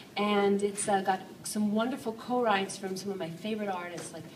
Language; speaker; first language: English; native; English